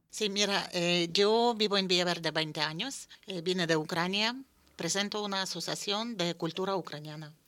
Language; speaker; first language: Spanish; non-native, fluent; Ukrainian